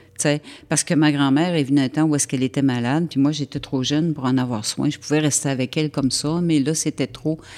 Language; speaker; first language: French; native; French